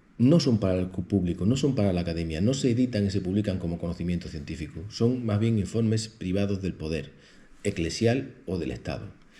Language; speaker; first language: Spanish; native; Spanish